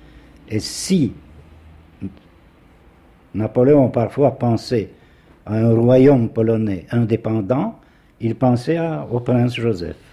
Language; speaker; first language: French; non-native, fluent; Polish